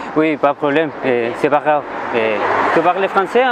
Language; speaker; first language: French; non-native, learner; Spanish